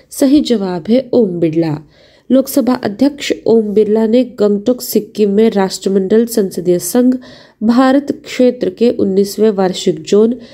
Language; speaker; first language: Hindi; non-native, local second language; Marathi